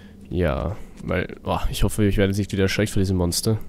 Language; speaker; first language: German; native; German